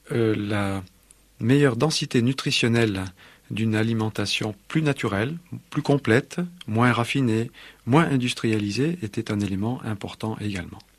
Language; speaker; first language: French; native; French